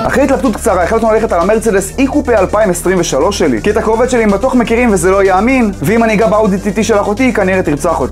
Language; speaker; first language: Hebrew; native; Hebrew